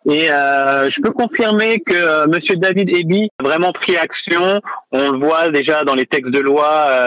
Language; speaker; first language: French; native; French